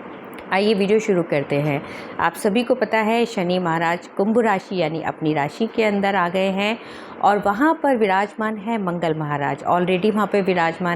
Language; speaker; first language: Hindi; native; Hindi